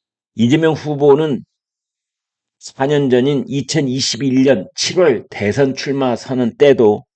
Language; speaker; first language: Korean; native; Korean